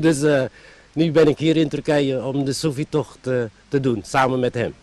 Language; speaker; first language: Dutch; non-native, fluent; Turkish